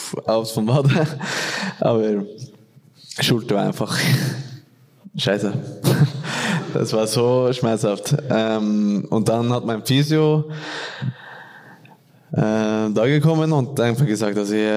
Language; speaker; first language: German; non-native, fluent; Norwegian